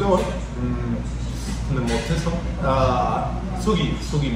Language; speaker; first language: Korean; non-native, learner; Spanish